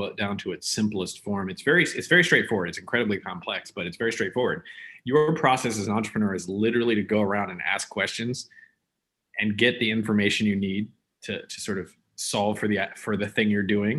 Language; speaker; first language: English; native; English